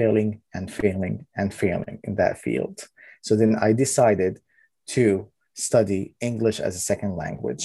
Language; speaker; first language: English; non-native, fluent; Arabic